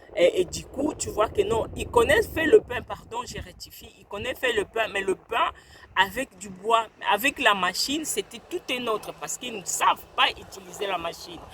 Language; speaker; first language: French; non-native, local second language; Lingala